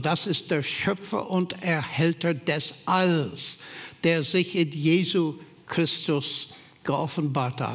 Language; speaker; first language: German; non-native, fluent; English